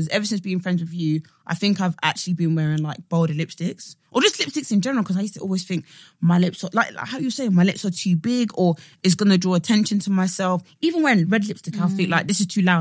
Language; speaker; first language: English; native; English